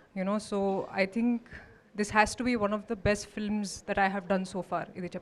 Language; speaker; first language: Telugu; non-native, fluent; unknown